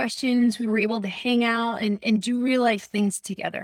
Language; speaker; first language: English; native; English